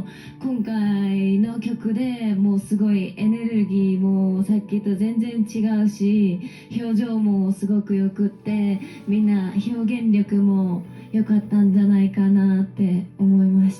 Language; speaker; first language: Japanese; native; Japanese